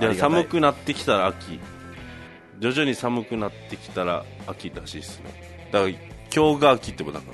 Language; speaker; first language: Japanese; native; Japanese